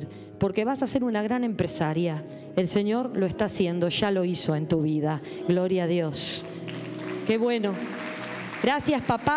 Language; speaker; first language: Spanish; native; Spanish